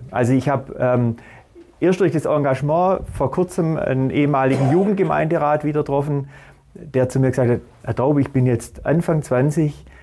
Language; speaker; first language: German; native; German